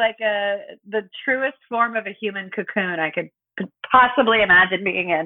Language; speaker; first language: English; native; English